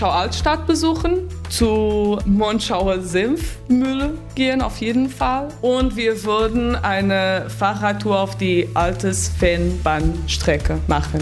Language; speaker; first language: German; non-native, fluent; Portuguese